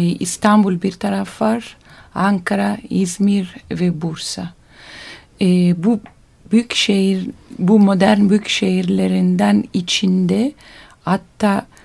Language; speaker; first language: Turkish; non-native, learner; Italian